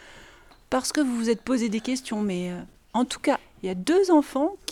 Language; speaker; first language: French; native; French